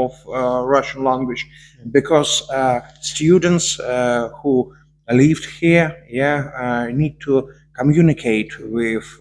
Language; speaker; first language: English; non-native, learner; Russian